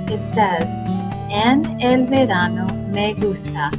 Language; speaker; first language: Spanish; non-native, fluent; English